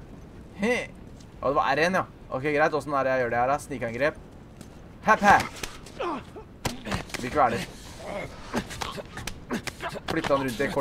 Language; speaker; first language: Norwegian; native; Norwegian